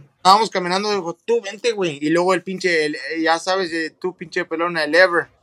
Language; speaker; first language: Spanish; early bilingual, heritage; Spanish